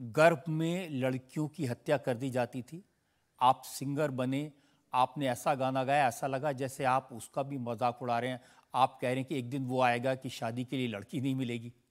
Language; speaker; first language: Hindi; native; Hindi